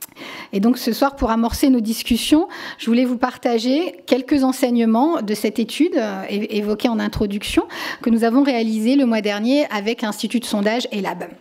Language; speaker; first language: French; native; French